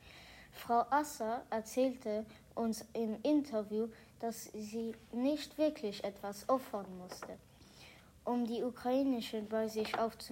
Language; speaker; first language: German; non-native, local second language; Luxembourgish